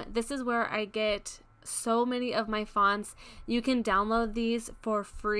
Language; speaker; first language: English; native; English